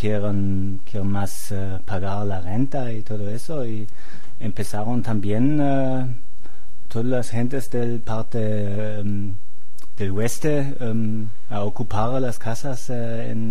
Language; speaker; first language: Spanish; non-native, fluent; German